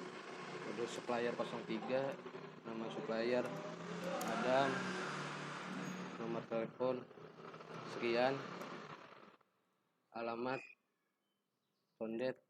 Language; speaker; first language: Indonesian; native; Indonesian